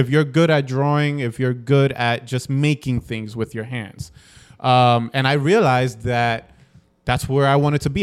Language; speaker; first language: English; early bilingual, other home language; Spanish